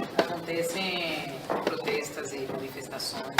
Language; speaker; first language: Portuguese; non-native, fluent; Spanish